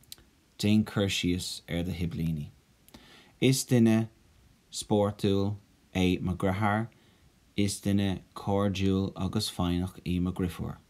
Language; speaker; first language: Irish; non-native, local second language; English